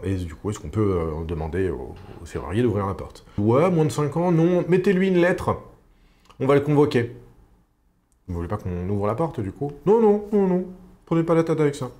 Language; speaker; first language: French; native; French